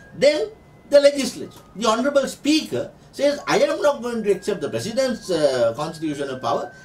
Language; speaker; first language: English; non-native, local second language; Sinhala